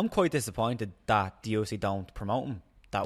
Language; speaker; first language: English; native; English